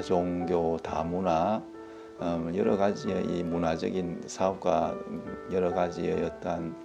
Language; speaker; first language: Korean; native; Korean